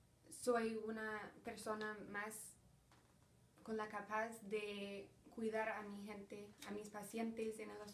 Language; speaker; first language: Spanish; early bilingual, heritage; Spanish